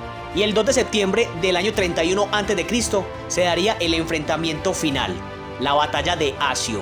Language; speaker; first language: Spanish; native; Spanish